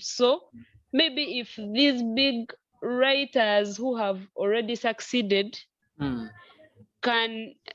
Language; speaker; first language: English; non-native, local second language; Nyankole